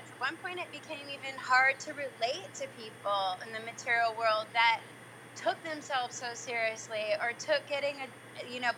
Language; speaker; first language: English; native; English